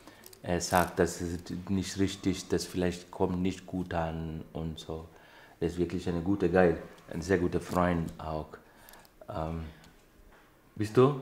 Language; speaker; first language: German; non-native, fluent; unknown